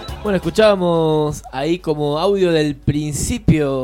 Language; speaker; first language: Spanish; native; Spanish